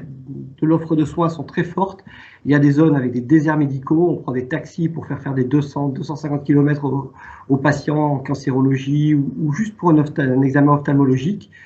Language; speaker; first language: French; native; French